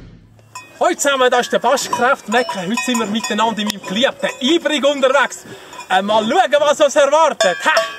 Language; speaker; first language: German; native; German